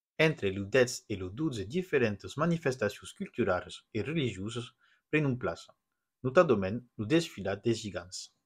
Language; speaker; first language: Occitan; non-native, local second language; French